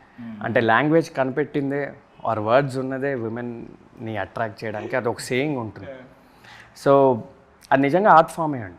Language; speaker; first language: Telugu; native; Telugu